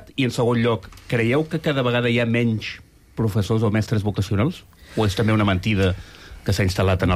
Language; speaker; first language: Catalan; native; Catalan